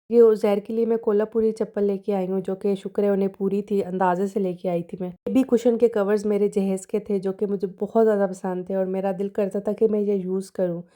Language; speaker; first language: Urdu; non-native, local second language; Punjabi